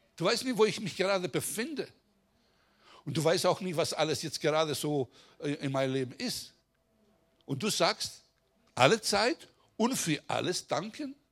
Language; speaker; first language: German; non-native, fluent; Greek